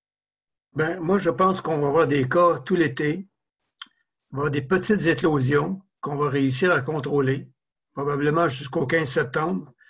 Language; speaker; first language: French; native; French